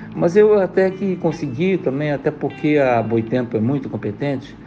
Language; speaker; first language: Portuguese; native; Portuguese